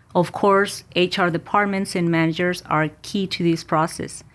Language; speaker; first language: English; non-native, fluent; Spanish